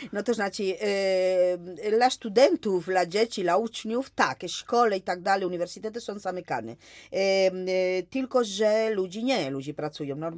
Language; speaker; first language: Polish; non-native, fluent; Spanish